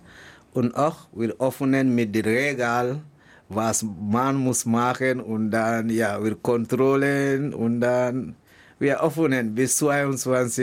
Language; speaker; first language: German; non-native, learner; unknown